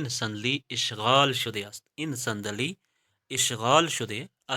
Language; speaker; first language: Persian; non-native, fluent; Urdu